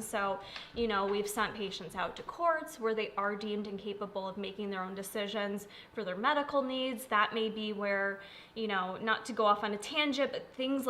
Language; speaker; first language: English; native; English